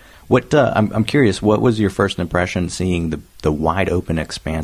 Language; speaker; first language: English; native; English